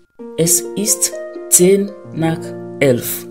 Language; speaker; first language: German; non-native, fluent; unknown